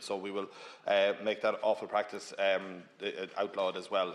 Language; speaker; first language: English; native; English